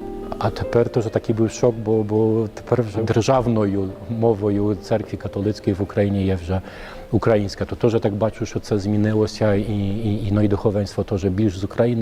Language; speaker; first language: Ukrainian; non-native, fluent; Polish